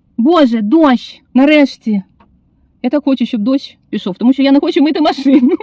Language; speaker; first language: Ukrainian; native; Ukrainian